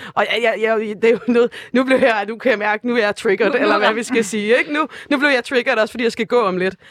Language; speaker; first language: Danish; native; Danish